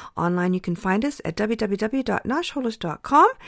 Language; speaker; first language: English; early bilingual, other home language; Ukrainian